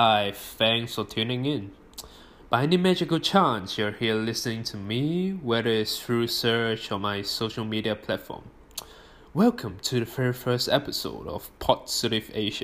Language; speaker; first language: English; non-native, local second language; Cantonese